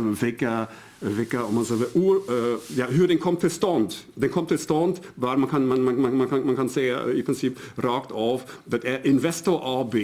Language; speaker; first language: Swedish; non-native, fluent; German